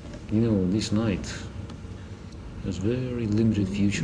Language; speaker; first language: English; non-native, fluent; Russian